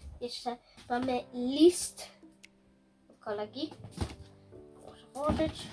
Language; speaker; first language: Polish; early bilingual, heritage; Polish